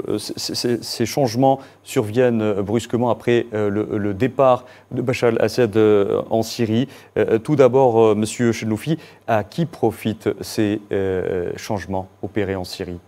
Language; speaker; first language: French; non-native, local second language; Arabic